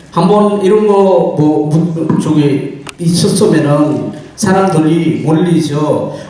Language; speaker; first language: Korean; non-native, fluent; Bangla